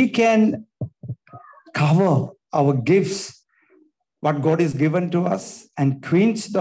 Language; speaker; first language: English; non-native, local second language; Malayalam